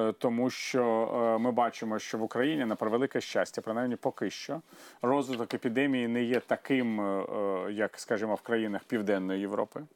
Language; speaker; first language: Ukrainian; non-native, local second language; Russian